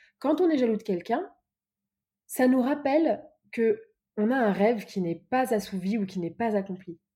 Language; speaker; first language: French; native; French